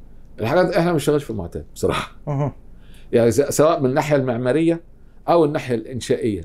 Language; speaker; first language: Arabic; native; Arabic